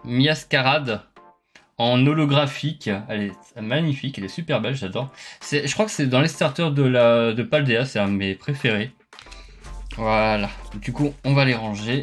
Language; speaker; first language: French; native; French